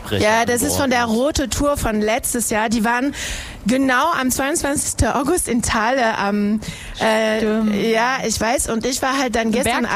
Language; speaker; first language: German; non-native, fluent; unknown